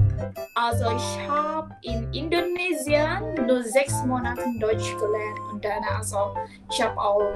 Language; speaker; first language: German; non-native, fluent; Indonesian